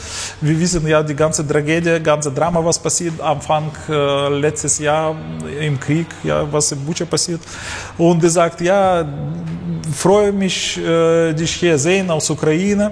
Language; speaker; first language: German; non-native, learner; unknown